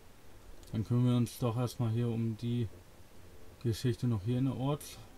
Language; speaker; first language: German; native; German